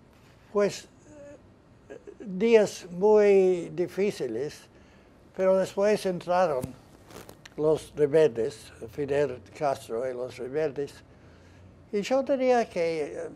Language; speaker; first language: Spanish; non-native, fluent; English